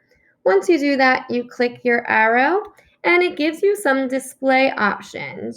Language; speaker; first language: English; native; English